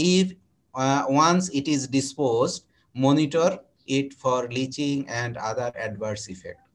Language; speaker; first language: English; non-native, local second language; Bangla